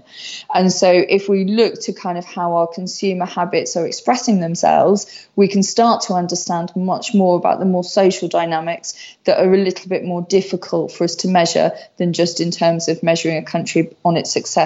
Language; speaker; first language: English; native; English